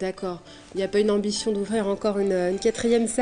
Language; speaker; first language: French; native; French